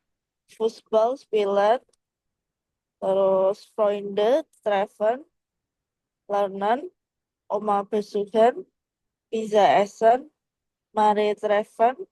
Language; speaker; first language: German; non-native, learner; Indonesian